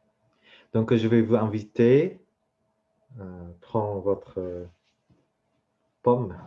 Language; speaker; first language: French; non-native, fluent; Vietnamese